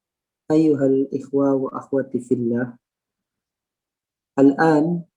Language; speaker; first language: Arabic; non-native, fluent; Indonesian